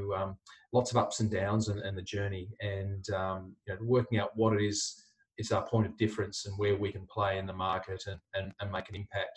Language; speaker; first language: English; native; English